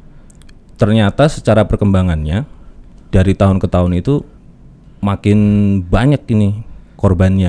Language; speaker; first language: Indonesian; native; Indonesian